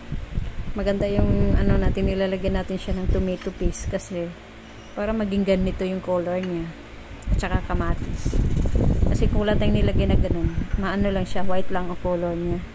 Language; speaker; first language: Filipino; native; Filipino